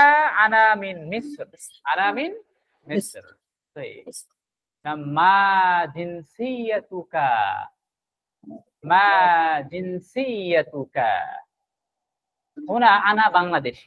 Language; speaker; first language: Arabic; non-native, fluent; Bangla